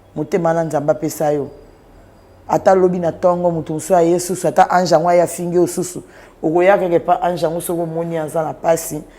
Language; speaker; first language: Lingala; non-native, local second language; Swahili